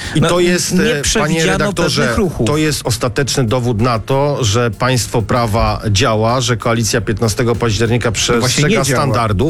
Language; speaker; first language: Polish; native; Polish